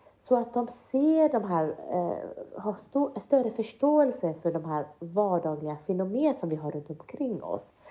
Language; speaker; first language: Swedish; early bilingual, other home language; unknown